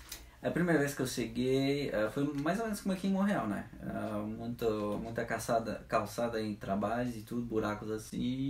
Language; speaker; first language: Portuguese; non-native, fluent; French